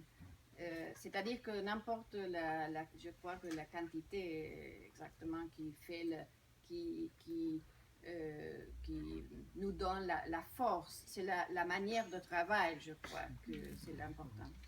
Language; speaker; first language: French; non-native, fluent; Spanish